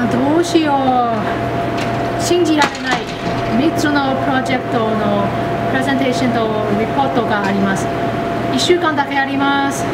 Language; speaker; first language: Japanese; non-native, learner; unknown